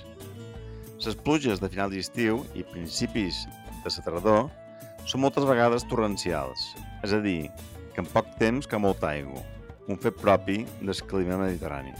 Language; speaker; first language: Catalan; native; Catalan